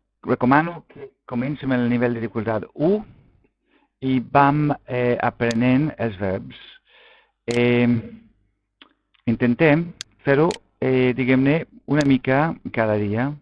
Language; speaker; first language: Catalan; non-native, local second language; Spanish